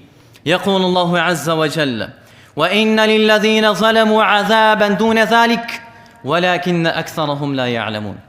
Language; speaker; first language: Arabic; non-native, fluent; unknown